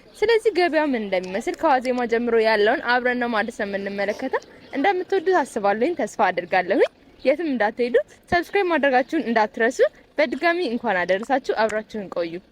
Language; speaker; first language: Amharic; native; Amharic